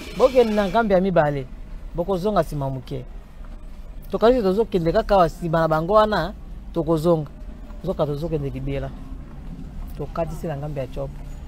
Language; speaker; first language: Lingala; native; Lingala